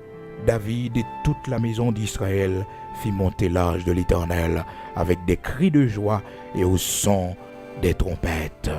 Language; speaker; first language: French; non-native, local second language; Haitian Creole